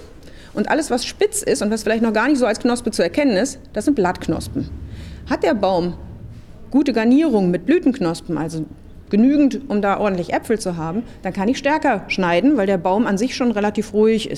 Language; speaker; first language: German; native; German